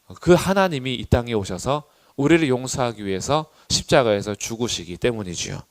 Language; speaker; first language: Korean; native; Korean